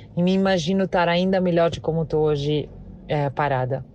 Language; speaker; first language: Portuguese; non-native, fluent; Italian